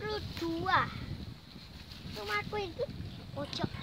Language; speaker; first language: Indonesian; non-native, local second language; Javanese